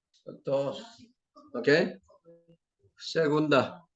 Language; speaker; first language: Spanish; non-native, learner; Korean